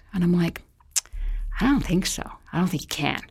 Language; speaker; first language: English; native; English